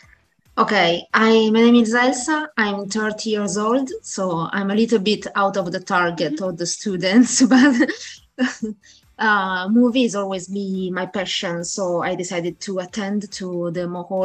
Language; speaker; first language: English; non-native, learner; Italian